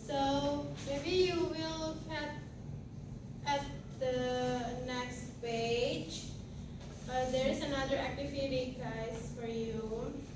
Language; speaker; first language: English; non-native, fluent; Indonesian